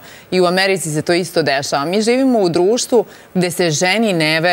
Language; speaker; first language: Serbian; native; Serbian